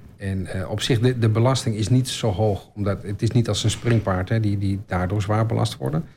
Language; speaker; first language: Dutch; native; Dutch